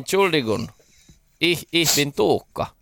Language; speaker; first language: German; non-native, learner; Finnish